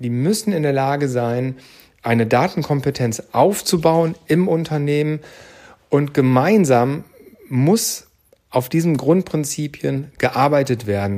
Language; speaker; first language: German; native; German